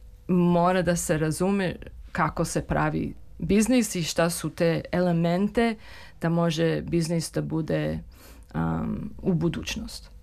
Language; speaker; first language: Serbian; early bilingual, heritage; Serbian